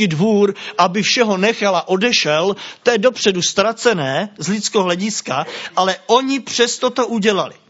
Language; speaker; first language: Czech; native; Czech